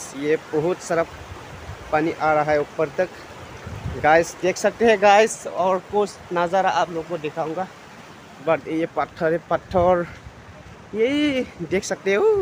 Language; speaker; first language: Hindi; non-native, local second language; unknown